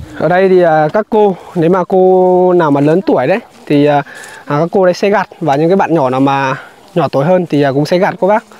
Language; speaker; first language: Vietnamese; native; Vietnamese